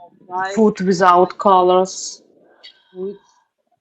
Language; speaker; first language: English; non-native, learner; Russian